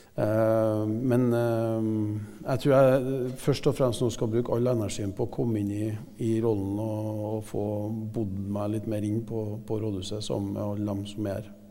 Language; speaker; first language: Norwegian; native; Norwegian